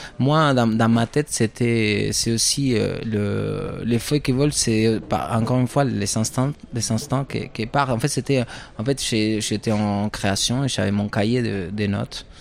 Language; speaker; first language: French; non-native, fluent; Spanish